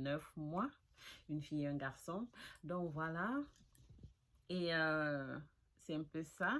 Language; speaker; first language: French; non-native, local second language; Fula